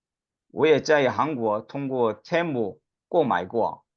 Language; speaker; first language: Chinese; non-native, fluent; Korean